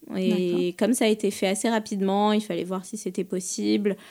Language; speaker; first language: French; native; French